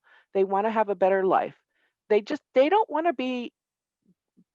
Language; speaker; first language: English; native; English